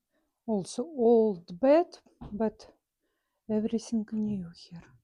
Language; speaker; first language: English; non-native, learner; Russian